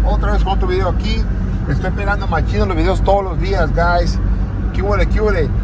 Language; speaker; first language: Spanish; early bilingual, heritage; Spanish